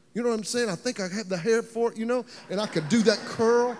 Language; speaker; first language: English; native; English